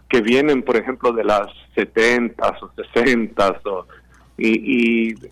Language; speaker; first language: Spanish; non-native, fluent; Swedish